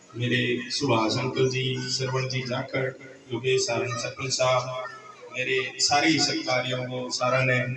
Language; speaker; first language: Hindi; native; Hindi